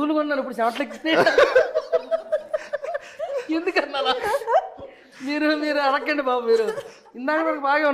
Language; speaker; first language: Telugu; native; Telugu